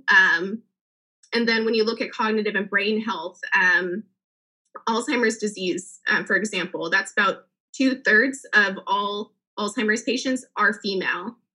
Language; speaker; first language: English; native; English